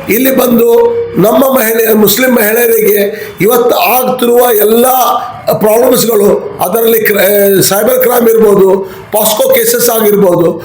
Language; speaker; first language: Kannada; non-native, local second language; Urdu